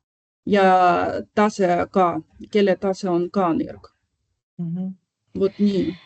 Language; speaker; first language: Estonian; non-native, local second language; Russian